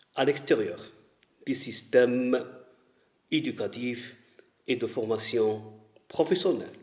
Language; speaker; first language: French; non-native, local second language; Arabic